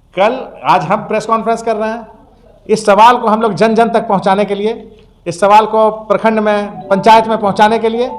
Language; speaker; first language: Hindi; native; Hindi